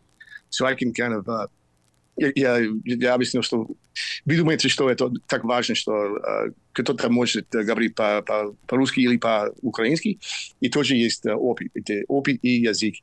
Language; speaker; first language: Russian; non-native, fluent; English